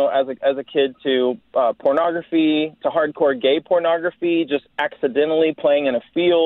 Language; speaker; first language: English; native; English